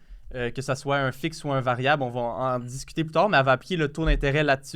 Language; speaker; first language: French; native; French